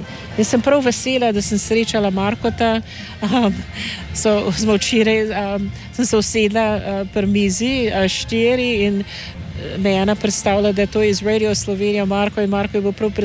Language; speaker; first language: Slovenian; early bilingual, heritage; English